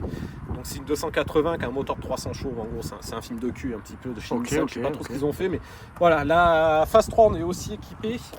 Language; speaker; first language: French; native; French